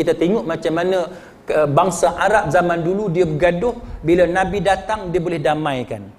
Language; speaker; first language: Malay; native; Malay